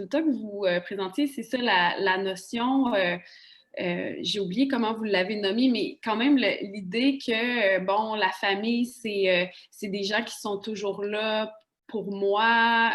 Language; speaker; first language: French; native; French